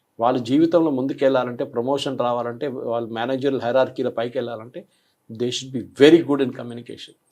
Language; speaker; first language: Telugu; non-native, local second language; Malayalam